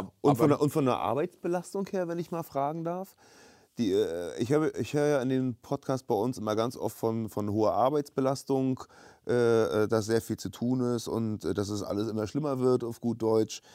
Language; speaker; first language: German; native; German